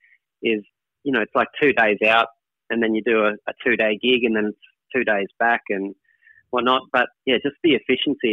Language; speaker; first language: English; native; English